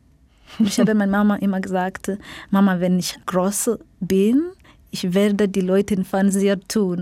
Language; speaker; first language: German; non-native, fluent; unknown